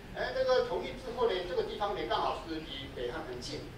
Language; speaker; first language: Chinese; non-native, fluent; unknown